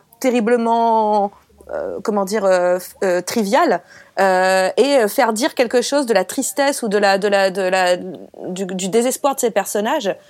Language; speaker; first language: French; native; French